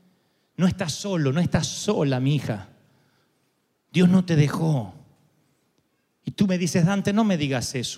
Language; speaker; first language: Spanish; native; Spanish